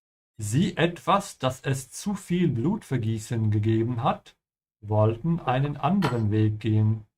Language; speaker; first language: German; non-native, fluent; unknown